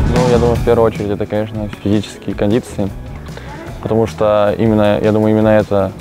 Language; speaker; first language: Russian; native; Russian